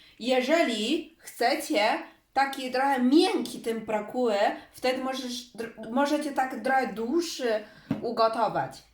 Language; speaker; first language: Polish; non-native, learner; Chinese